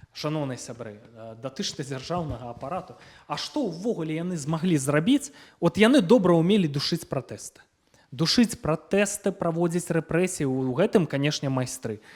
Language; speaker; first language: Belarusian; non-native, local second language; Russian